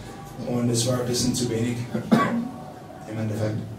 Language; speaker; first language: German; non-native, fluent; English